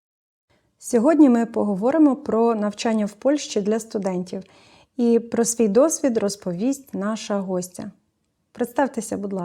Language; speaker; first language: Ukrainian; native; Ukrainian